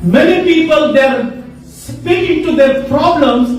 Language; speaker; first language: English; non-native, local second language; Kannada